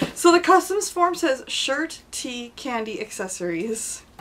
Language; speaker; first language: English; native; English